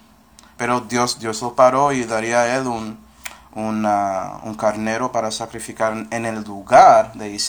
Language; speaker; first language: Spanish; non-native, fluent; English